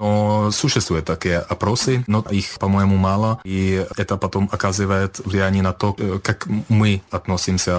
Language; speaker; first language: Russian; non-native, fluent; Czech